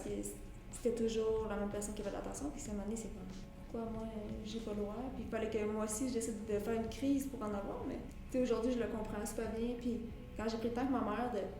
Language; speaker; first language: French; native; French